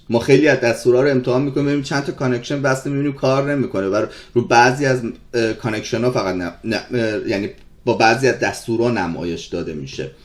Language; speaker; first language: Persian; early bilingual, heritage; Persian